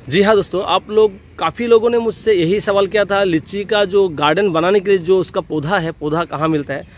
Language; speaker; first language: Hindi; non-native, local second language; Assamese